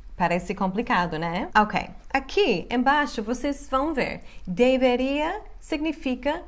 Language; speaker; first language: Portuguese; non-native, fluent; English